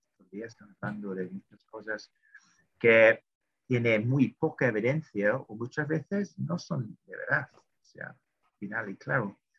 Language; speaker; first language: Spanish; non-native, fluent; English